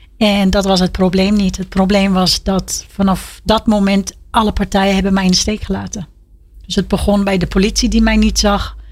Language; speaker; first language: Dutch; non-native, fluent; Persian